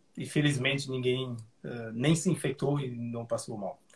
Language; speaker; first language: Portuguese; non-native, fluent; German